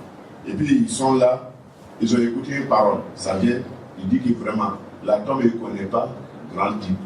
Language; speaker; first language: French; non-native, local second language; Wolof